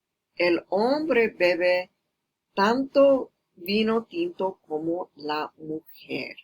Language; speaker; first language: Spanish; non-native, fluent; English